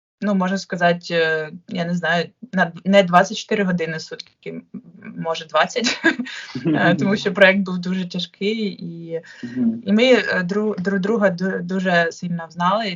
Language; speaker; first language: Ukrainian; non-native, local second language; Russian